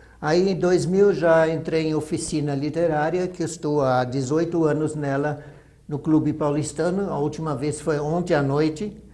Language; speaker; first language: Portuguese; early bilingual, other home language; German